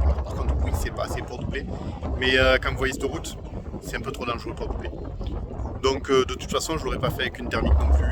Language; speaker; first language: French; native; French